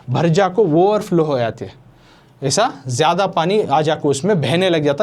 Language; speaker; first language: Hindi; non-native, local second language; Kannada